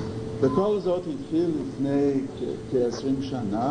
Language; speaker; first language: Hebrew; non-native, fluent; English